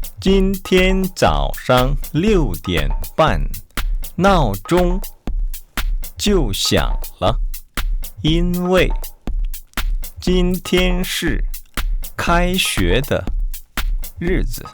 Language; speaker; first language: Chinese; non-native, fluent; Korean